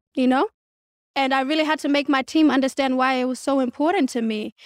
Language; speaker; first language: English; early bilingual, other home language; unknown